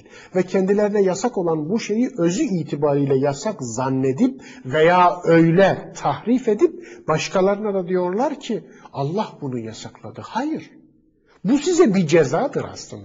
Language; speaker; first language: Turkish; native; Turkish